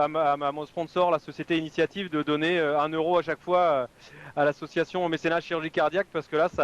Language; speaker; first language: French; native; French